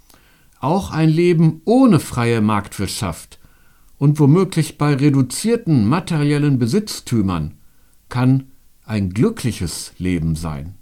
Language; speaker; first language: German; native; German